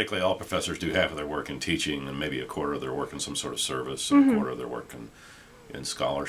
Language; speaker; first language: English; native; English